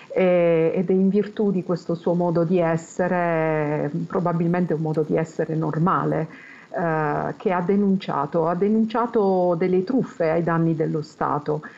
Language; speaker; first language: Italian; native; Italian